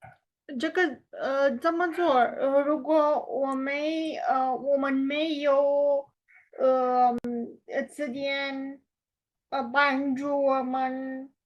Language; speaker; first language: Chinese; non-native, learner; Romanian